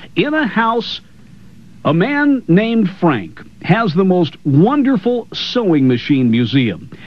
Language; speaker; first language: English; native; English